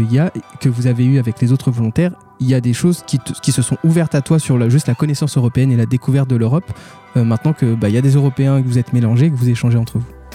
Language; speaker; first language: French; native; French